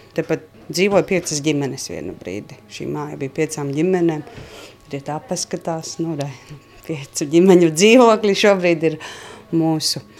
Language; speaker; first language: Latvian; native; Latvian